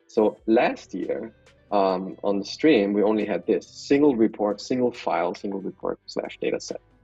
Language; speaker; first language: English; non-native, fluent; German